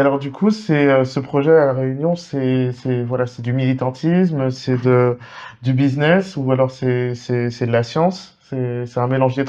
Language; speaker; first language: French; native; French